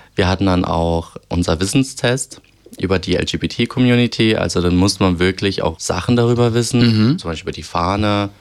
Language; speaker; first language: German; early bilingual, other home language; Albanian